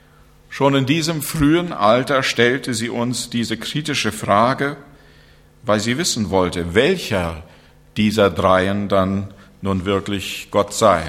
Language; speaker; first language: German; non-native, fluent; English